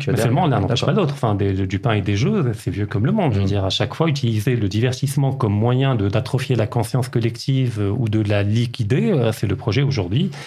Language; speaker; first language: French; non-native, local second language; Arabic